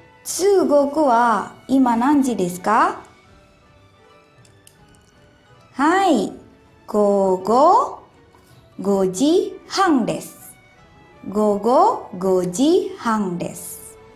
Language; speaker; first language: Japanese; non-native, fluent; Indonesian